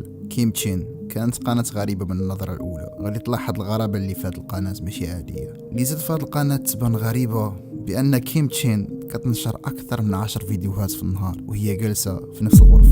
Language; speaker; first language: Arabic; native; Arabic